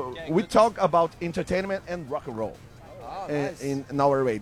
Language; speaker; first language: English; non-native, learner; Portuguese